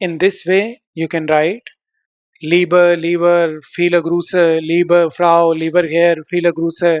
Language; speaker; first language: German; non-native, fluent; Hindi